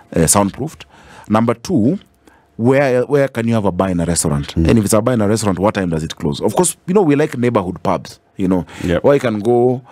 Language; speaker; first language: English; non-native, local second language; Swahili